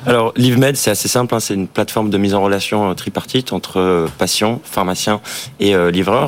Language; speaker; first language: French; native; French